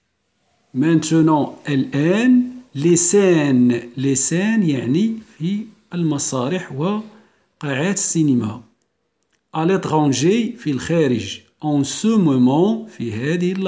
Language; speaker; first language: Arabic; native; Arabic